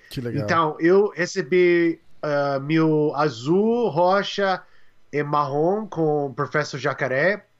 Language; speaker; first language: Portuguese; non-native, learner; English